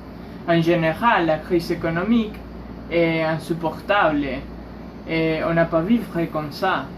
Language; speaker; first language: French; non-native, learner; Spanish